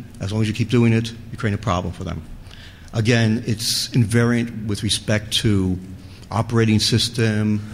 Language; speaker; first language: English; native; English